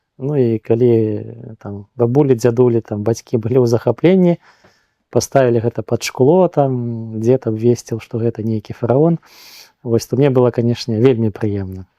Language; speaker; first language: Belarusian; non-native, local second language; Russian